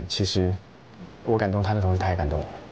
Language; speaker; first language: Chinese; native; Chinese